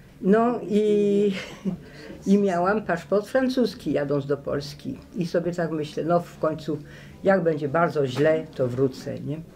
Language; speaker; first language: Polish; early bilingual, heritage; Polish